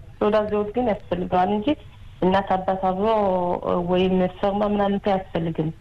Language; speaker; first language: Amharic; early bilingual, heritage; Hebrew